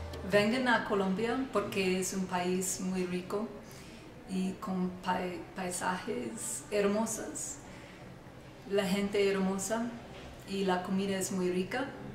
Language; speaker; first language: Spanish; non-native, learner; English